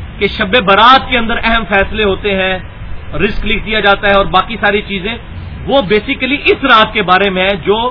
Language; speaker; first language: Urdu; non-native, local second language; Punjabi